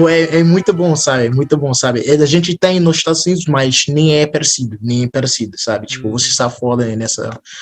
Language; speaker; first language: Portuguese; non-native, fluent; English